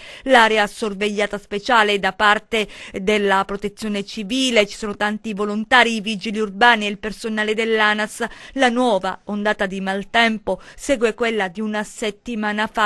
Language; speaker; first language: Italian; native; Italian